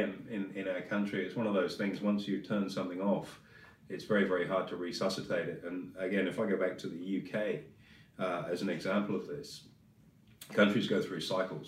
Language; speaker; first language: English; native; English